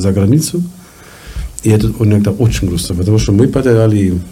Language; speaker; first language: Russian; non-native, learner; German